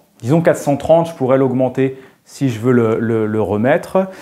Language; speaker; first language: French; native; French